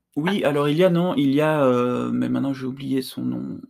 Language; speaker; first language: French; native; French